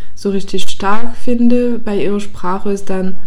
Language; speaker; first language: German; non-native, fluent; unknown